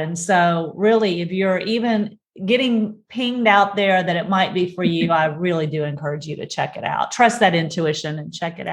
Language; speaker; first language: English; native; English